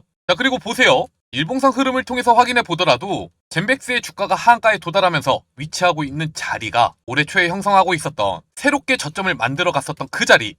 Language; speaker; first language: Korean; native; Korean